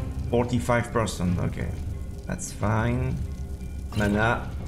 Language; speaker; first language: English; non-native, fluent; French